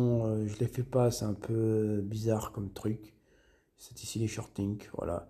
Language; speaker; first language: French; native; French